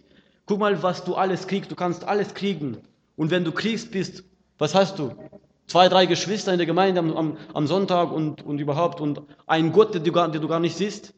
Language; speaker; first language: German; non-native, fluent; Russian